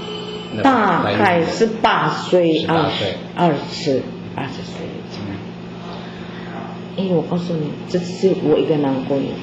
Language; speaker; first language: Chinese; non-native, learner; Filipino